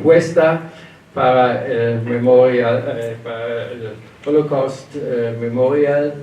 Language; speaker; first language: Spanish; non-native, learner; German